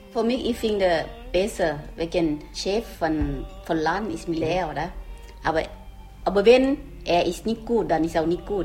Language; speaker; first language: German; non-native, learner; Thai